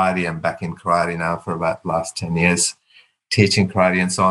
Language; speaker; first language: English; non-native, local second language; Tamil